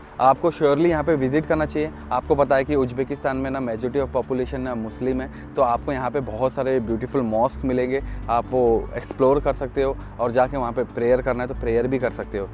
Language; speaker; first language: Hindi; native; Hindi